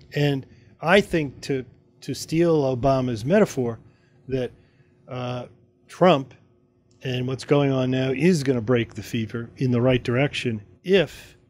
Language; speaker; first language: English; native; English